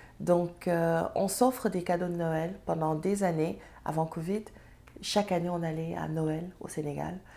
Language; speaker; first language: French; non-native, local second language; Serer